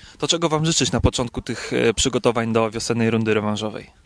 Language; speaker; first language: Polish; native; Polish